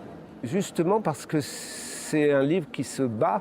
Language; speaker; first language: French; native; French